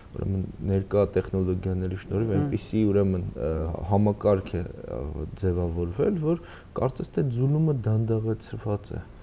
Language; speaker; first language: Armenian; native; Armenian